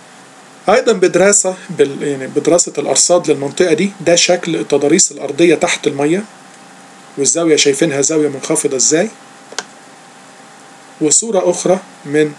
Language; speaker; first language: Arabic; native; Arabic